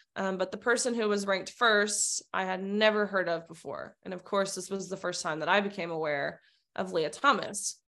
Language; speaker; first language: English; native; English